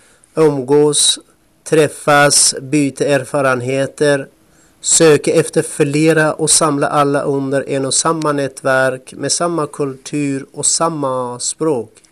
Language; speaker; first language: Swedish; non-native, fluent; Kurdish